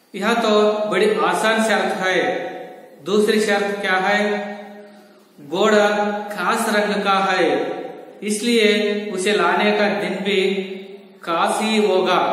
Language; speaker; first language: Hindi; non-native, local second language; Kannada